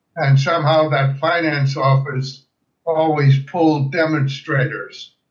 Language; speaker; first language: English; early bilingual, other home language; German